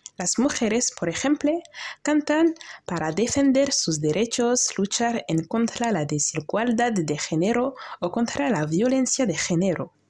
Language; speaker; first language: Spanish; non-native, learner; French